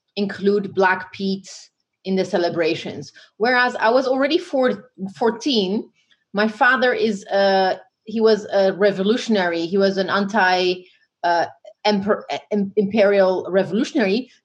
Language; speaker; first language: English; non-native, fluent; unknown